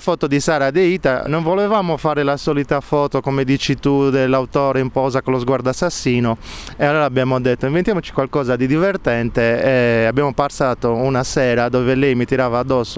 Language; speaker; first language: Italian; native; Italian